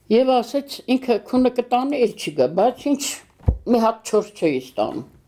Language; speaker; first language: Armenian; native; Armenian